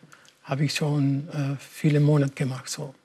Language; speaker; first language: German; non-native, learner; Spanish